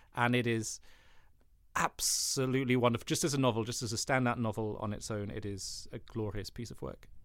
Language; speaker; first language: English; native; English